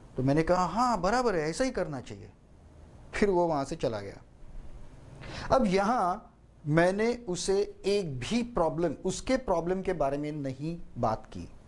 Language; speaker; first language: Hindi; native; Hindi